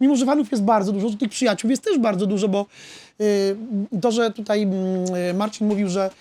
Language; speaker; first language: Polish; native; Polish